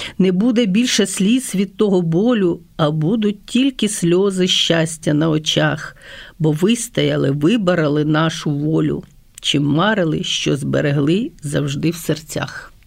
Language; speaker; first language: Ukrainian; non-native, local second language; Russian